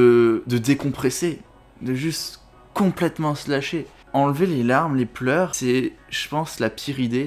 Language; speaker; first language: French; native; French